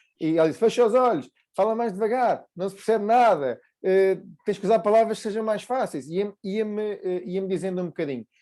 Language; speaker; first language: Portuguese; native; Portuguese